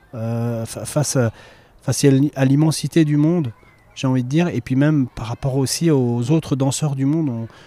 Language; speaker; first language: French; native; French